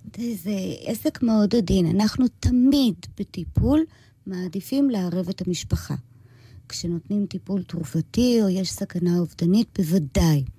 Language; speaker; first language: Hebrew; early bilingual, other home language; English